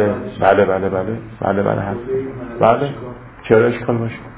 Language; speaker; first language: Persian; native; Persian